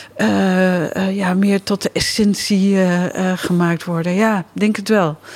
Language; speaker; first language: Dutch; native; Dutch